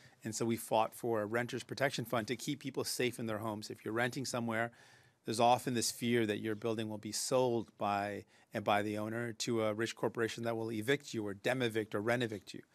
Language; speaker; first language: English; native; English